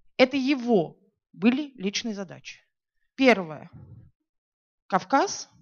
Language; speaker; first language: Russian; native; Russian